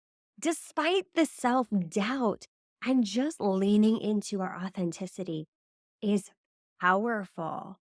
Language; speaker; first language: English; native; English